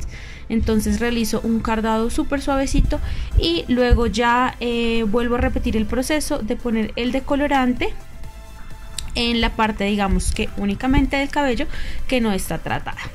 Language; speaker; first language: Spanish; native; Spanish